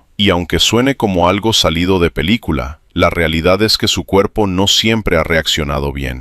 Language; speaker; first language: Spanish; native; Spanish